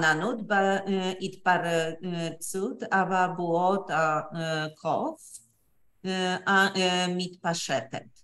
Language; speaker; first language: Hebrew; non-native, fluent; Polish